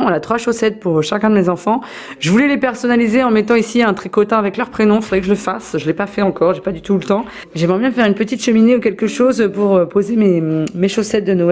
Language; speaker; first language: French; native; French